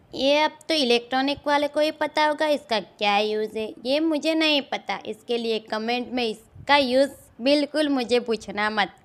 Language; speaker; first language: Hindi; non-native, local second language; Gujarati